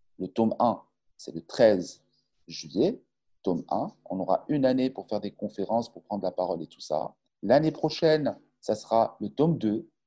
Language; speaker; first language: French; non-native, local second language; Arabic